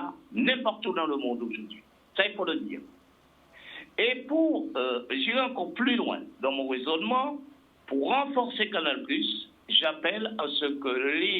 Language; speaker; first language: French; native; French